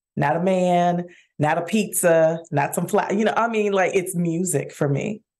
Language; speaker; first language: English; native; English